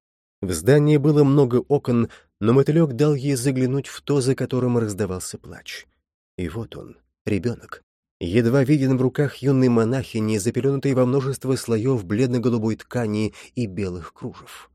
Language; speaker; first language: Russian; native; Russian